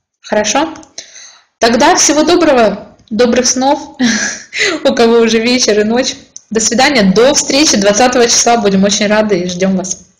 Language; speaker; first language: Russian; native; Russian